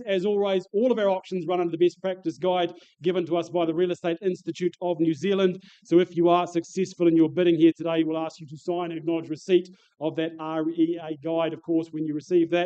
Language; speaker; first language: English; native; English